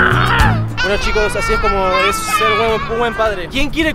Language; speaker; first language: Spanish; native; Spanish